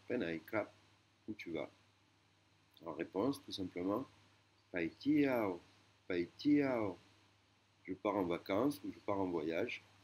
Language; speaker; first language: French; native; French